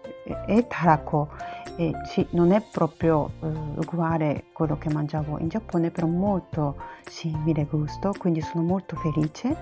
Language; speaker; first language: Italian; non-native, learner; Japanese